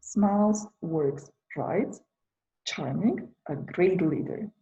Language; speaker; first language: English; non-native, fluent; Macedonian